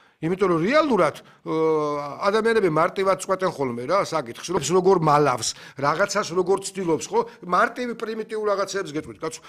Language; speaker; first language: Georgian; native; Georgian